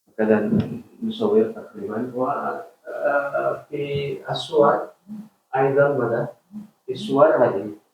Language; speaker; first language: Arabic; non-native, fluent; Indonesian